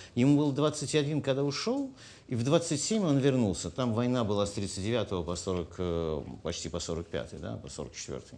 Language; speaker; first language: Russian; native; Russian